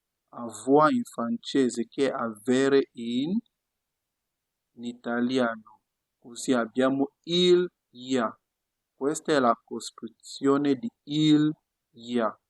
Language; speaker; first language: Italian; non-native, fluent; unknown